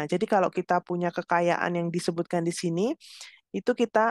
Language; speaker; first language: Indonesian; native; Indonesian